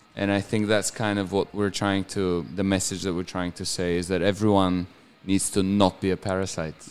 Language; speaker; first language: English; non-native, fluent; Bulgarian